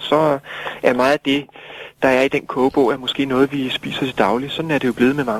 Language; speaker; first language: Danish; native; Danish